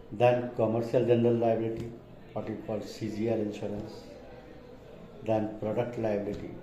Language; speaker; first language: English; non-native, local second language; Hindi